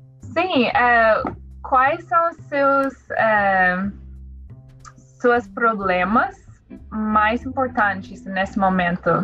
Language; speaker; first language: Portuguese; non-native, learner; English